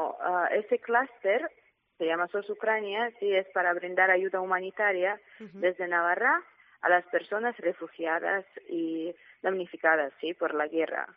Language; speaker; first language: Spanish; non-native, fluent; Ukrainian